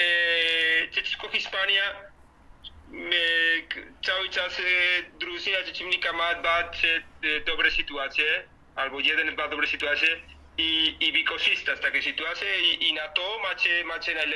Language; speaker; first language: Polish; non-native, learner; Spanish